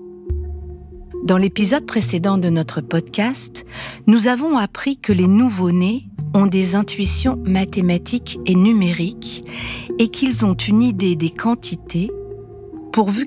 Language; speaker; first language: French; native; French